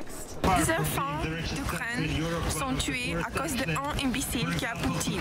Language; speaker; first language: French; non-native, learner; Ukrainian